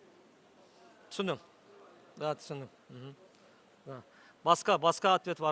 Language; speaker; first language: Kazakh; non-native, learner; Turkish